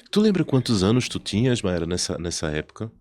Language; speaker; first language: Portuguese; native; Portuguese